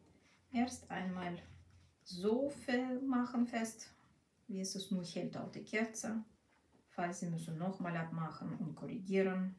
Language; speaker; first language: German; non-native, fluent; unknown